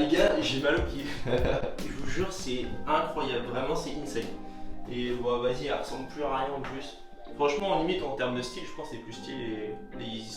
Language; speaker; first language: French; native; French